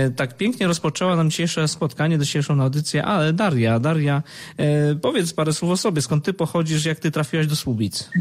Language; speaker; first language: Polish; native; Polish